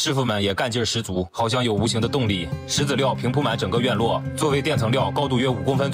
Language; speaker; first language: Chinese; native; Chinese